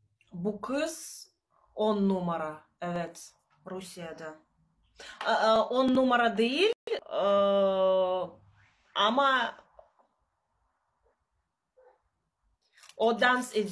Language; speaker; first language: Turkish; non-native, learner; Russian